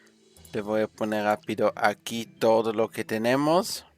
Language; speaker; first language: Spanish; non-native, fluent; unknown